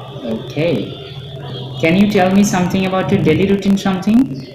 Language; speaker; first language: English; non-native, fluent; Bangla